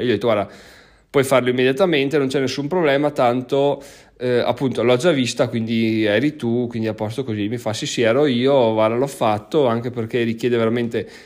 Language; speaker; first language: Italian; native; Italian